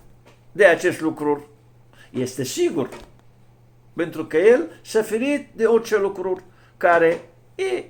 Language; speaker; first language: Romanian; non-native, fluent; Arabic